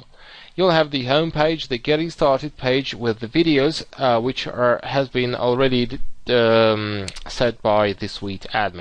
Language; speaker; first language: English; non-native, fluent; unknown